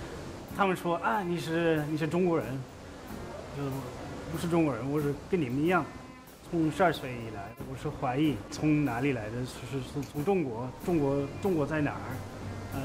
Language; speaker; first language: Chinese; non-native, fluent; Dutch